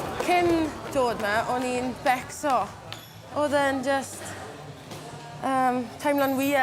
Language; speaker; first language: Welsh; non-native, local second language; English